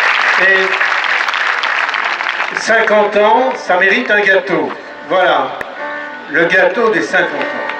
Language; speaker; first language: French; native; French